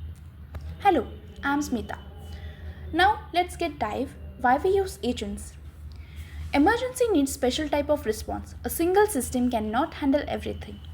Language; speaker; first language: English; non-native, learner; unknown